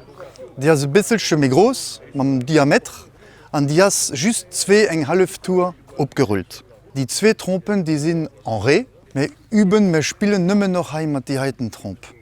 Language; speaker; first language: German; non-native, local second language; Luxembourgish